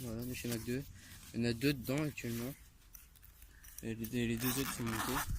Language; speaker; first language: French; native; French